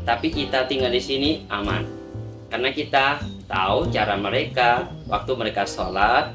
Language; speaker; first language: Indonesian; non-native, learner; Thai